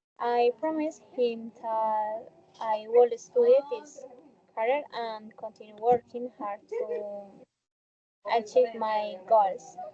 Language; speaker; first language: English; non-native, learner; Spanish